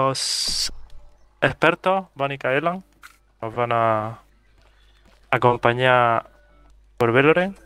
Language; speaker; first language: Spanish; native; Spanish